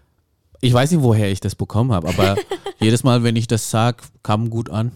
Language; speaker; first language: German; non-native, fluent; Indonesian